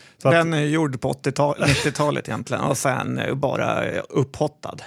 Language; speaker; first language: Swedish; native; Swedish